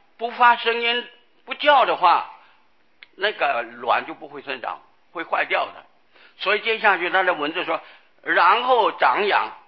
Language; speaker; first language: Chinese; non-native, local second language; Hakka Chinese